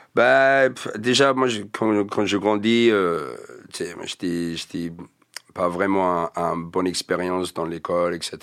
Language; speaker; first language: French; non-native, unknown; English